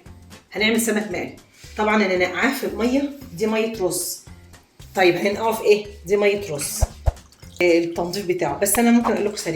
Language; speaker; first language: Arabic; native; Arabic